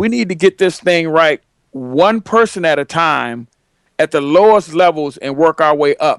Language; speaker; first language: English; native; English